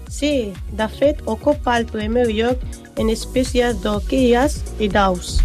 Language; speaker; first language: Catalan; non-native, learner; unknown